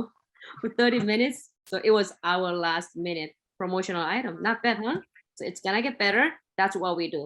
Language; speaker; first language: English; non-native, fluent; Korean